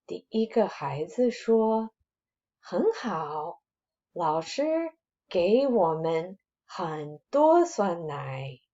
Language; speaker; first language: Chinese; non-native, fluent; English